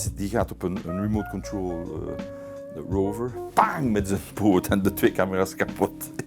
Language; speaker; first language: Dutch; non-native, local second language; French